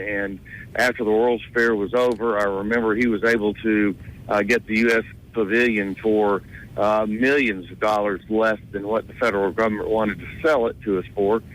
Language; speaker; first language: English; native; English